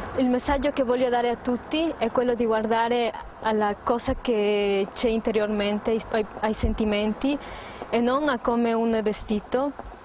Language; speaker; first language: Italian; non-native, fluent; Spanish